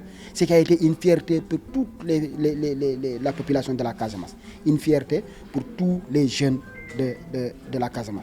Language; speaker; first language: French; non-native, local second language; Wolof